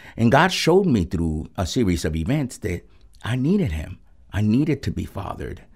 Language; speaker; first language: English; early bilingual, other home language; Spanish